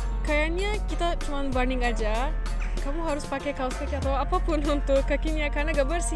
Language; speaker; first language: Indonesian; non-native, fluent; Turkish